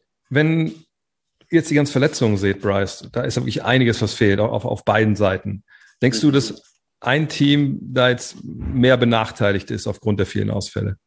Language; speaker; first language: German; native; German